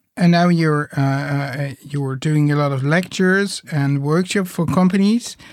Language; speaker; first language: English; non-native, fluent; Dutch